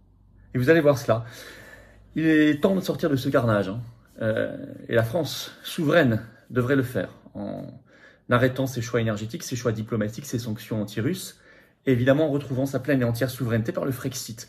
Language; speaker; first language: French; native; French